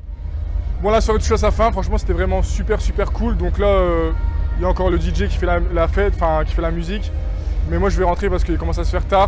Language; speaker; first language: French; native; French